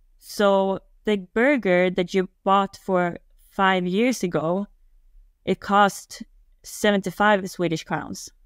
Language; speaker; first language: English; non-native, fluent; Swedish